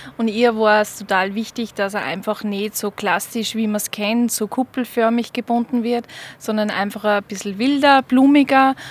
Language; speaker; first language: German; native; German